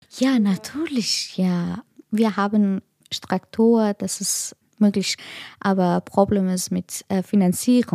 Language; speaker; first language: German; non-native, learner; Persian